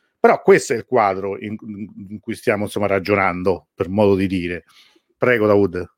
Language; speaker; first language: Italian; native; Italian